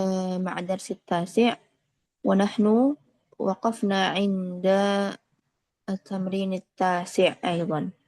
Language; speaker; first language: Arabic; non-native, fluent; Indonesian